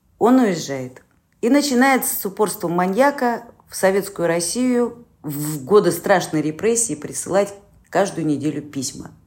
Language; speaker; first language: Russian; native; Russian